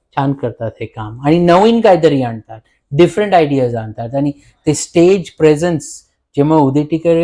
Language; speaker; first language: Marathi; early bilingual, heritage; Marathi